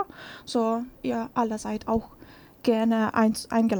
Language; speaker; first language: German; non-native, fluent; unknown